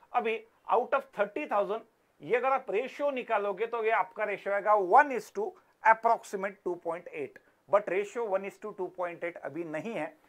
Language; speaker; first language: Hindi; non-native, local second language; Marathi